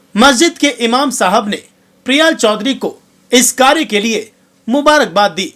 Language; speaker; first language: Hindi; native; Hindi